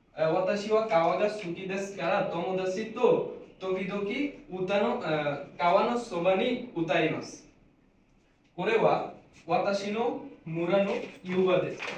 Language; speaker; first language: Japanese; non-native, learner; Bangla